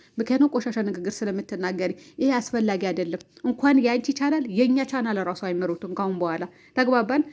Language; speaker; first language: Amharic; native; Amharic